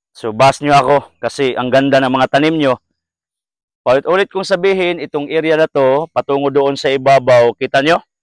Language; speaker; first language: Filipino; non-native, local second language; Cebuano